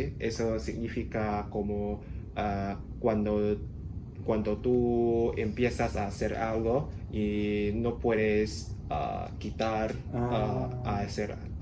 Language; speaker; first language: Spanish; non-native, learner; Cantonese